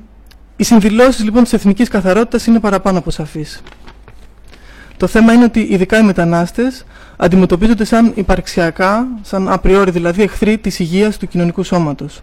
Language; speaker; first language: Greek; native; Greek